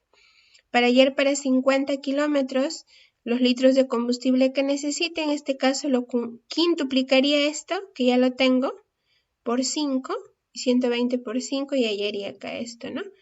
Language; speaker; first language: Spanish; native; Spanish